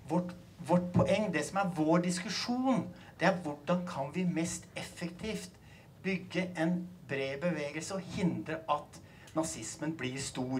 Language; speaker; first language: Norwegian; native; Norwegian